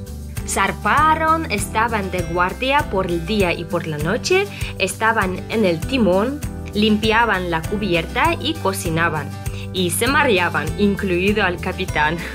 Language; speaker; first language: Spanish; non-native, fluent; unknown